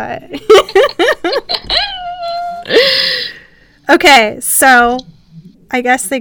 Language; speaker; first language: English; native; English